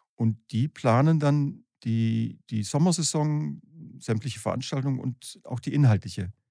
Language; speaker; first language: German; native; German